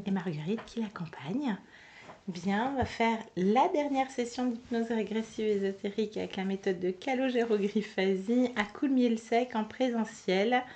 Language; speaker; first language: French; native; French